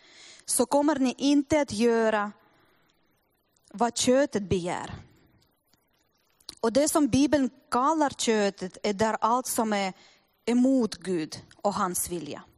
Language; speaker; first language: Swedish; non-native, fluent; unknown